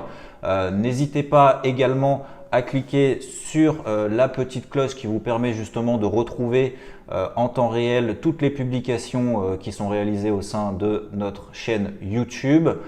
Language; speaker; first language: French; native; French